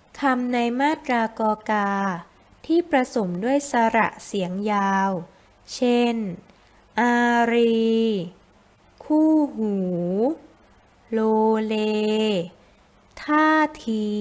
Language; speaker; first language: Thai; native; Thai